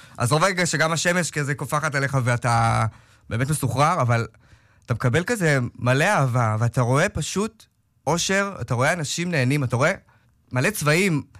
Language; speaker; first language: Hebrew; native; Hebrew